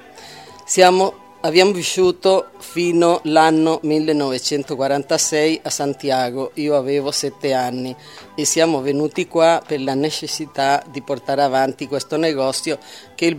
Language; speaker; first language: Italian; early bilingual, heritage; Italian